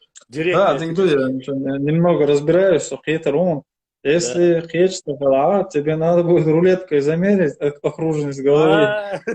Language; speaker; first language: Russian; non-native, local second language; Chechen